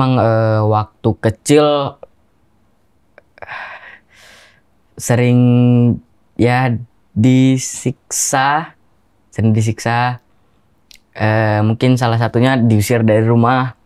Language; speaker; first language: Indonesian; non-native, local second language; Javanese